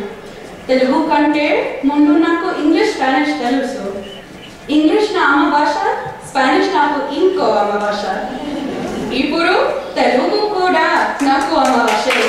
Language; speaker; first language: Telugu; non-native, learner; English